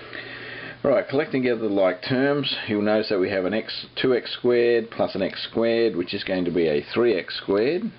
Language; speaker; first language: English; native; English